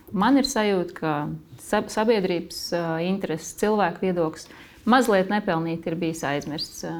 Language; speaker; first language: Latvian; native; Latvian